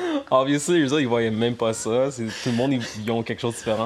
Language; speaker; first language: French; early bilingual, heritage; French